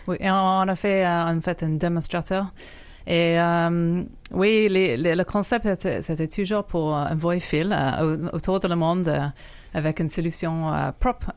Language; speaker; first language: French; non-native, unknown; English